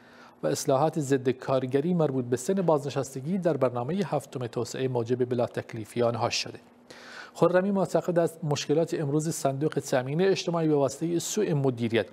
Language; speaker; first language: Persian; non-native, local second language; Kurdish